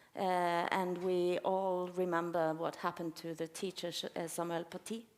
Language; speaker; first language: English; non-native, fluent; Norwegian